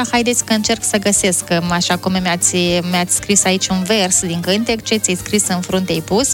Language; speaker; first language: Romanian; native; Romanian